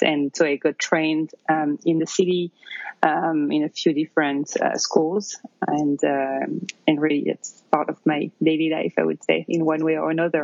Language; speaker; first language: English; non-native, fluent; French